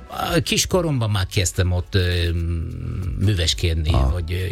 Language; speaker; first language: Hungarian; non-native, fluent; Italian